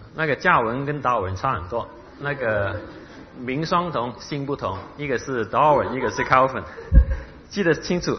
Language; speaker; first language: Chinese; non-native, local second language; Cantonese